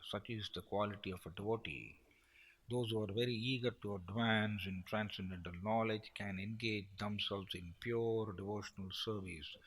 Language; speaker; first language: English; non-native, local second language; Tamil